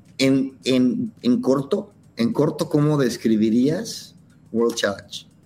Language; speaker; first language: Spanish; native; Spanish